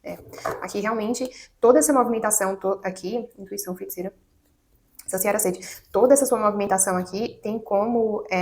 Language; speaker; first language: Portuguese; native; Portuguese